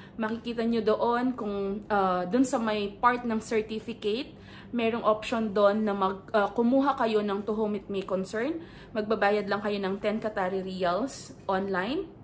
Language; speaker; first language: Filipino; native; Filipino